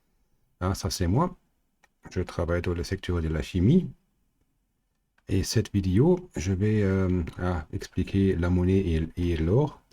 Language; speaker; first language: French; non-native, learner; German